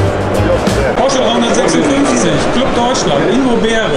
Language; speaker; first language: German; native; German